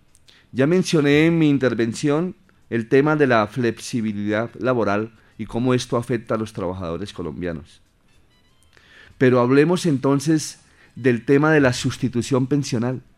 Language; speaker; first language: Spanish; native; Spanish